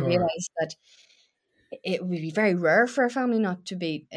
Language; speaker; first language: English; native; English